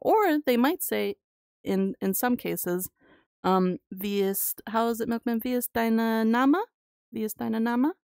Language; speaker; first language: German; non-native, learner; English